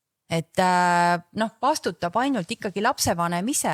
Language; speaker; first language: Estonian; native; Estonian